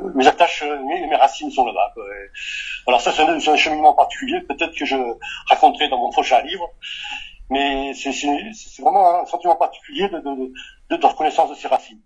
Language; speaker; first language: French; early bilingual, other home language; Portuguese